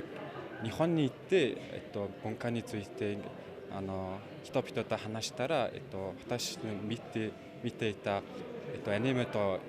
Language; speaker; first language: Japanese; non-native, learner; Mongolian